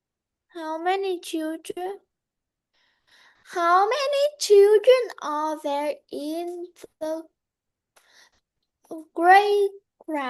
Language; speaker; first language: English; non-native, learner; Vietnamese